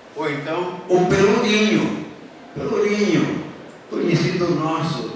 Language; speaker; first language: Portuguese; native; Portuguese